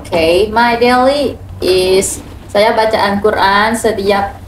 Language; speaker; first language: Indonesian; non-native, learner; Thai